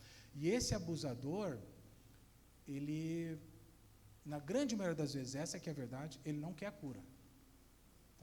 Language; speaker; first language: Portuguese; native; Portuguese